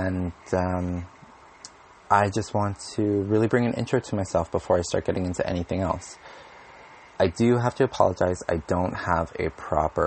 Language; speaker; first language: English; native; English